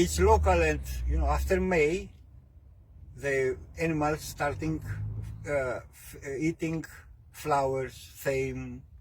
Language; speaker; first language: English; non-native, learner; Greek